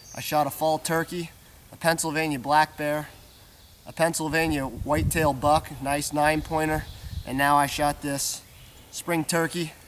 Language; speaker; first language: English; native; English